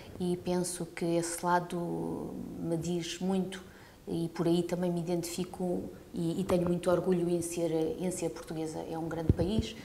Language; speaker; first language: Portuguese; early bilingual, heritage; Portuguese